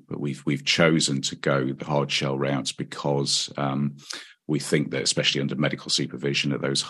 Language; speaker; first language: English; native; English